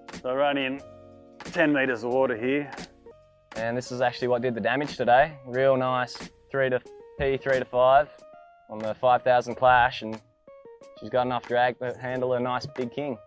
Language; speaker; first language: English; native; English